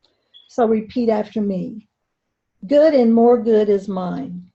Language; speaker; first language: English; native; English